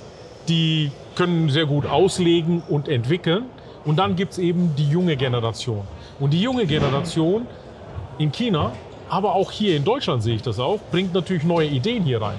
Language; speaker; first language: German; native; German